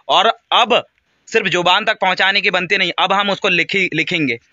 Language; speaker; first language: Hindi; native; Hindi